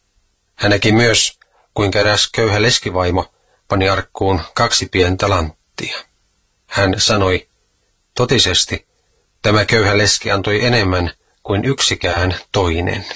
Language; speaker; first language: Finnish; native; Finnish